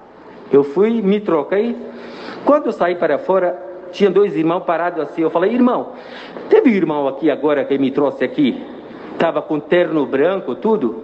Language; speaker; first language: Portuguese; non-native, fluent; Arabic